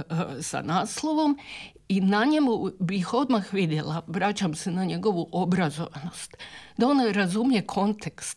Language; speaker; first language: Serbian; native; Serbian